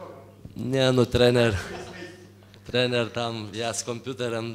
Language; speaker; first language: Polish; non-native, fluent; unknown